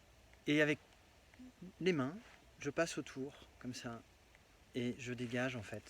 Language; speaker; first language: French; native; French